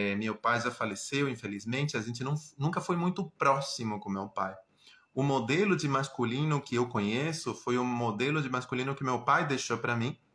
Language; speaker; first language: Portuguese; non-native, fluent; Spanish